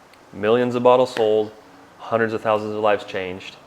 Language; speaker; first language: English; native; English